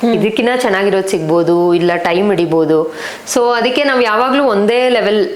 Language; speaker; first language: Kannada; non-native, local second language; Telugu